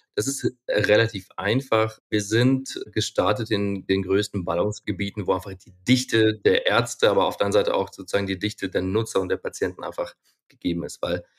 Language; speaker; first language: German; non-native, fluent; Ukrainian